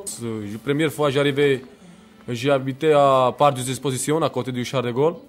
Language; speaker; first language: French; non-native, learner; Romany